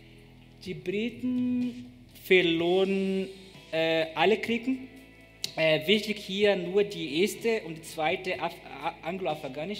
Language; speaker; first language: German; non-native, fluent; Portuguese